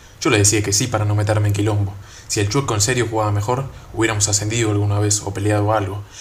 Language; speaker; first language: Spanish; native; Spanish